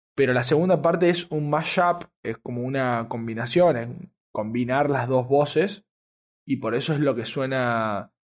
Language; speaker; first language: Spanish; native; Spanish